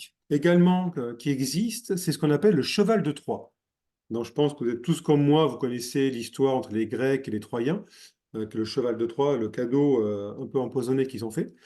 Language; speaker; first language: French; native; French